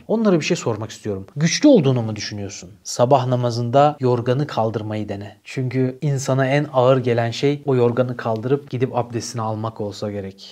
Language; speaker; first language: Turkish; native; Turkish